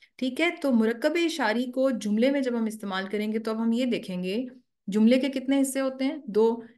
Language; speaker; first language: Urdu; native; Urdu